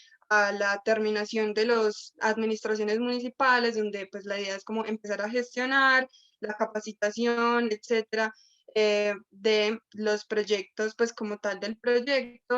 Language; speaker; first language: Spanish; native; Spanish